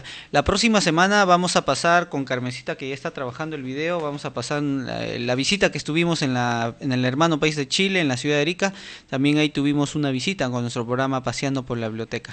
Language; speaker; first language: Spanish; native; Spanish